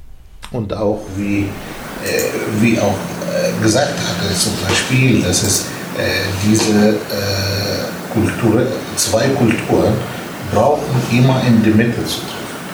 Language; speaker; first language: German; non-native, learner; Arabic